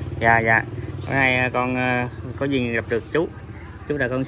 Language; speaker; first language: Vietnamese; native; Vietnamese